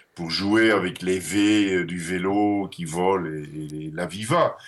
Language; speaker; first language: French; non-native, fluent; Dutch